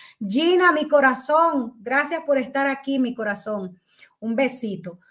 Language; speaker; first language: Spanish; native; Spanish